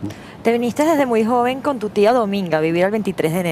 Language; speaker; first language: Spanish; native; Spanish